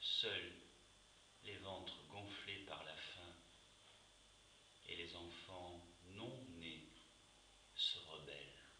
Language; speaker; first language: French; native; French